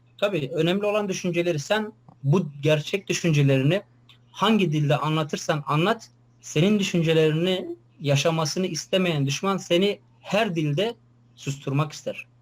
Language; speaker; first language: Turkish; non-native, local second language; Kurdish